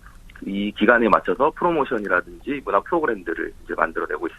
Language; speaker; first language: Korean; native; Korean